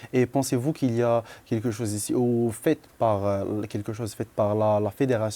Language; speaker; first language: French; non-native, local second language; Arabic